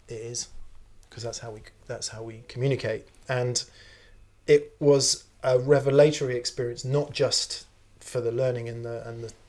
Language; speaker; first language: English; native; English